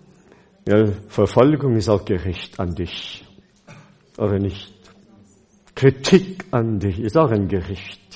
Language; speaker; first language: German; non-native, fluent; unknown